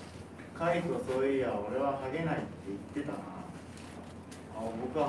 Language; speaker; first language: Japanese; native; Japanese